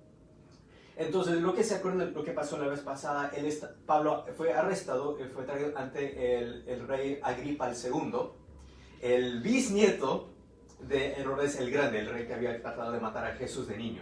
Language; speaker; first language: Spanish; early bilingual, heritage; Spanish